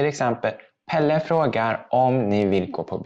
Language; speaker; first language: Swedish; non-native, fluent; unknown